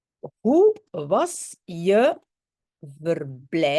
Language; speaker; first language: Dutch; non-native, local second language; French